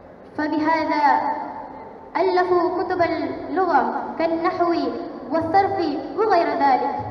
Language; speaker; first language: Arabic; non-native, fluent; Malay